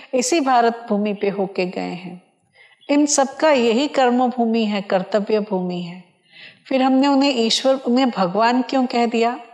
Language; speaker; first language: Hindi; non-native, local second language; Odia